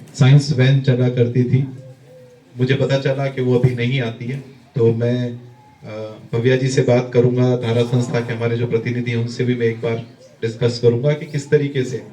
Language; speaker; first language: Hindi; native; Hindi